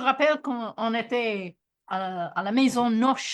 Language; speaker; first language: French; non-native, fluent; English